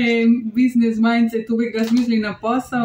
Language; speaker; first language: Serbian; non-native, learner; Spanish